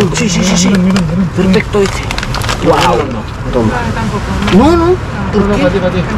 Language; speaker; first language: Spanish; non-native, learner; Filipino